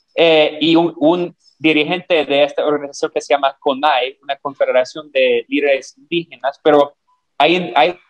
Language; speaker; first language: Spanish; non-native, fluent; English